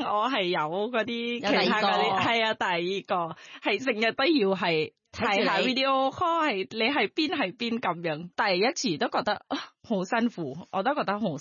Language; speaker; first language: Cantonese; non-native, learner; Thai